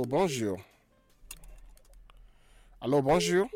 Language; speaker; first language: French; non-native, fluent; English